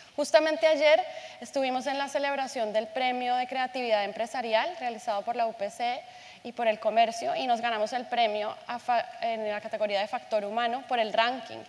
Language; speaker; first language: Spanish; native; Spanish